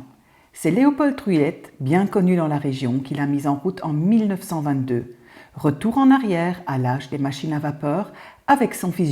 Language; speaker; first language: French; native; French